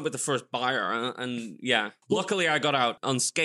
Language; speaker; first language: English; native; English